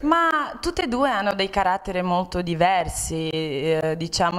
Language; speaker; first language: Italian; non-native, fluent; Portuguese